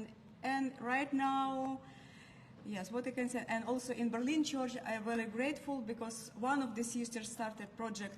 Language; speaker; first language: English; non-native, learner; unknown